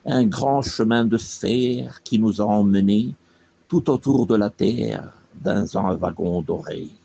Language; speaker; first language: French; non-native, fluent; Spanish